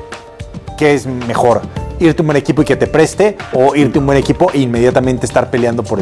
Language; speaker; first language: Spanish; native; Spanish